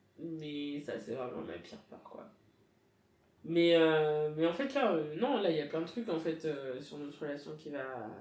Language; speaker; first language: French; early bilingual, other home language; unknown